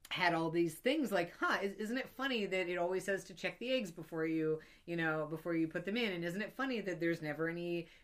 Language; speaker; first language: English; native; English